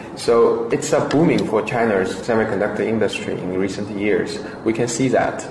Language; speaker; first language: English; non-native, fluent; Chinese